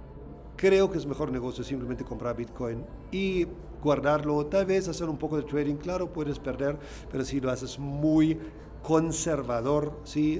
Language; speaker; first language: Spanish; non-native, fluent; German